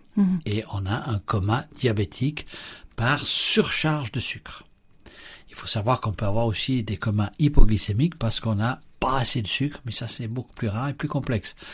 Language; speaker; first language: French; native; French